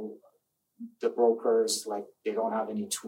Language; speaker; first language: English; non-native, fluent; Persian